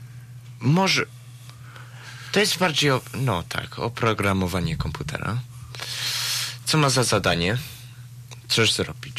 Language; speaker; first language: Polish; early bilingual, heritage; Polish